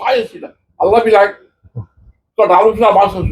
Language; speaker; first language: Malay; non-native, learner; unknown